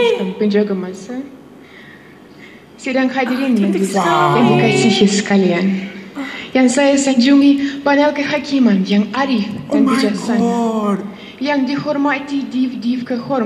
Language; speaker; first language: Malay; non-native, learner; Russian